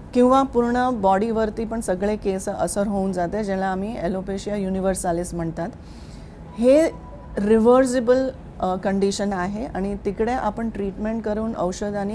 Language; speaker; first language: Marathi; non-native, local second language; Hindi